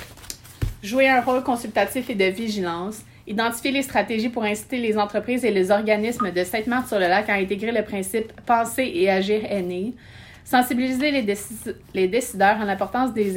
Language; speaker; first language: French; native; French